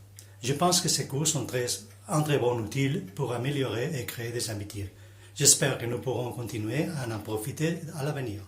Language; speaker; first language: French; non-native, fluent; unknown